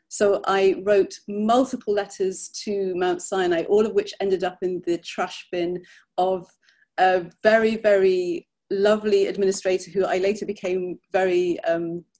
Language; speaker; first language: English; native; English